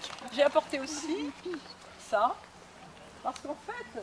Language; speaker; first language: French; native; French